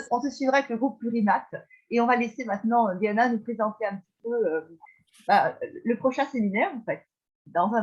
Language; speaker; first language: French; native; French